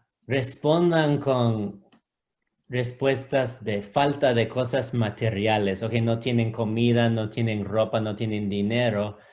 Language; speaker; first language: Spanish; non-native, fluent; English